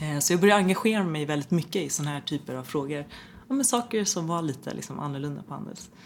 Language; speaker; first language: Swedish; early bilingual, other home language; Persian